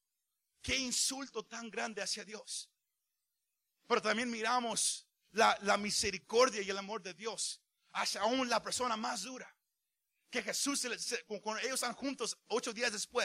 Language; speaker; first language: Spanish; early bilingual, heritage; Spanish